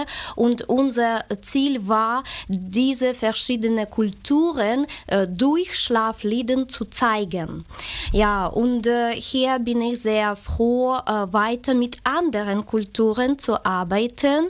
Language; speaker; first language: German; non-native, fluent; Ukrainian